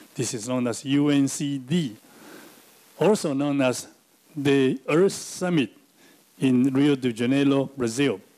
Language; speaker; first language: English; non-native, fluent; Chinese